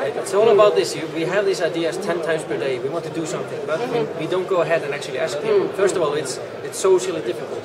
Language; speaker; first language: English; non-native, fluent; Icelandic